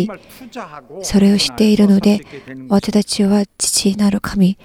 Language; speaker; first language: Japanese; non-native, learner; Korean